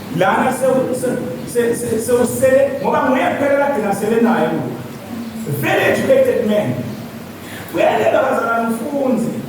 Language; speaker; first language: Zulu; non-native, local second language; Swati